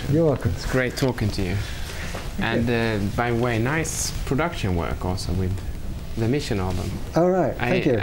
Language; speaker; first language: English; non-native, fluent; Swedish